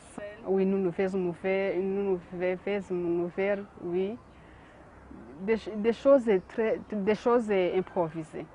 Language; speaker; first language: French; non-native, local second language; Kinyarwanda